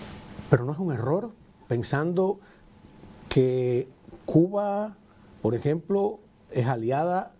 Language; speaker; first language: Spanish; native; Spanish